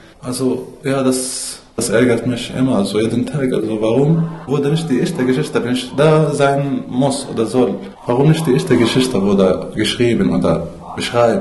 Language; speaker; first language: German; non-native, fluent; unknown